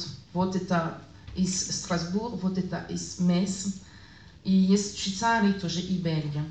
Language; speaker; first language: Russian; non-native, learner; French